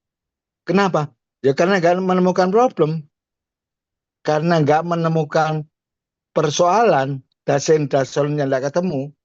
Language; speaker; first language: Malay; non-native, local second language; Javanese